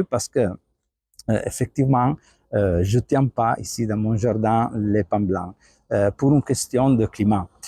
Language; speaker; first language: French; non-native, fluent; Italian